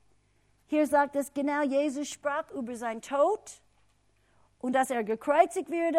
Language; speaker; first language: German; non-native, fluent; English